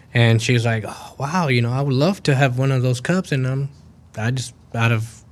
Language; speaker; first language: English; early bilingual, other home language; Spanish